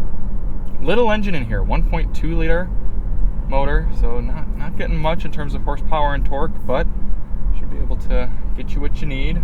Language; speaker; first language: English; native; English